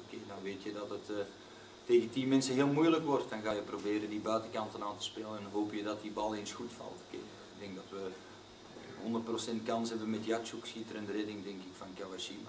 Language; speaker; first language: Dutch; native; Dutch